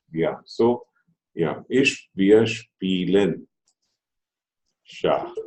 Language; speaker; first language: German; non-native, fluent; Telugu